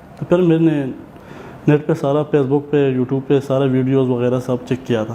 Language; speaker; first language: Urdu; non-native, local second language; Pashto